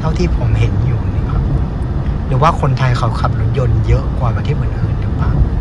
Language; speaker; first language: Thai; non-native, fluent; Vietnamese